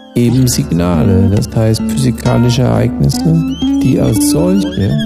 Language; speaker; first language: German; native; German